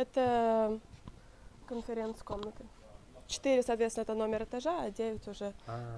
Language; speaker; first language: Russian; native; Russian